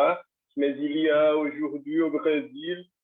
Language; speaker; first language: French; non-native, learner; Portuguese